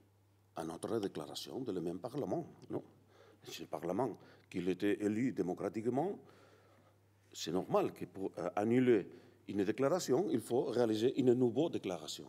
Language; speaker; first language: French; non-native, learner; Catalan